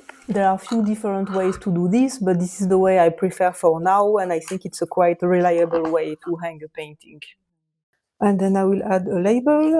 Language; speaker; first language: English; non-native, fluent; French